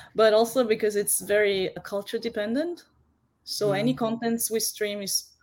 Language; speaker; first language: English; non-native, fluent; German